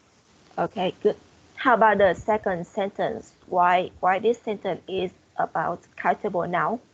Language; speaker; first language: English; non-native, fluent; Vietnamese